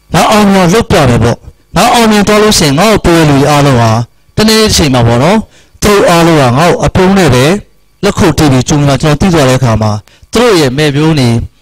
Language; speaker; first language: Burmese; native; Burmese